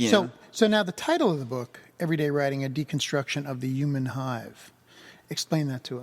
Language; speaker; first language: English; native; English